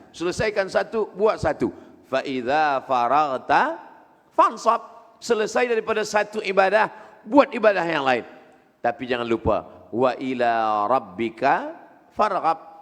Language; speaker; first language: Malay; native; Malay